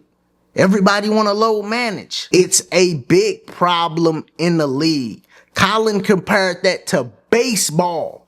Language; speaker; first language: English; native; English